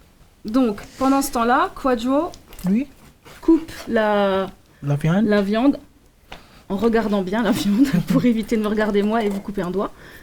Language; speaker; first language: French; native; French